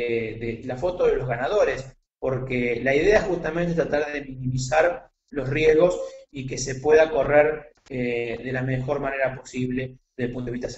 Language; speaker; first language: Spanish; native; Spanish